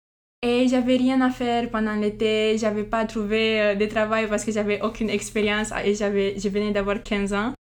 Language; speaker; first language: French; non-native, fluent; Romanian